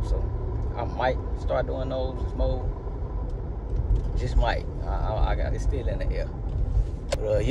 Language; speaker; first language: English; native; English